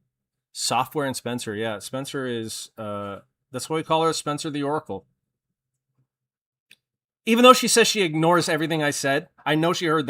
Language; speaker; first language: English; native; English